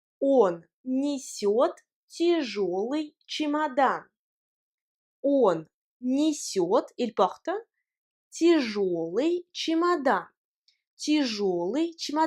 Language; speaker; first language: Russian; non-native, fluent; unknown